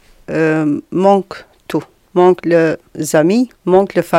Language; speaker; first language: French; non-native, learner; Albanian